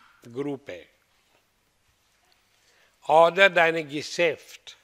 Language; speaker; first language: German; non-native, learner; Hindi